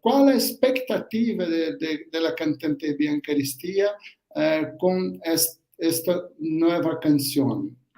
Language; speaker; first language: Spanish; non-native, learner; Portuguese